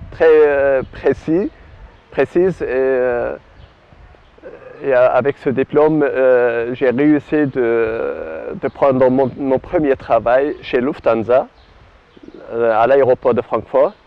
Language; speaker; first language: French; non-native, learner; Arabic